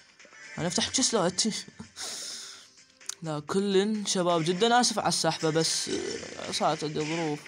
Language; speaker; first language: Arabic; native; Arabic